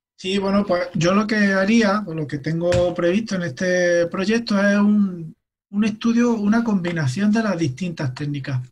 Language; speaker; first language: Spanish; native; Spanish